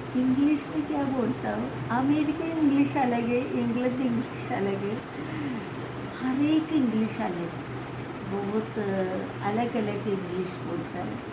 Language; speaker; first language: Hindi; non-native, local second language; Malayalam